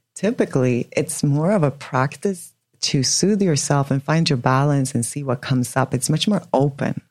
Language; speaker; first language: English; non-native, fluent; Swedish